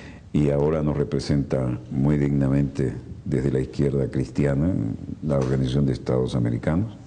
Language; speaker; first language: Spanish; native; Spanish